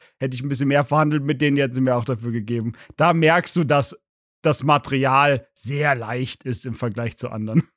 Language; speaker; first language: German; native; German